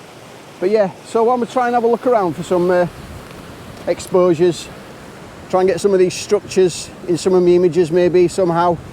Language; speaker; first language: English; native; English